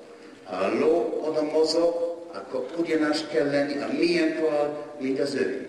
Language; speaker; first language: Hungarian; non-native, learner; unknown